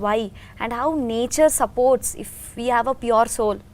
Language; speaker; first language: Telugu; non-native, learner; Bangla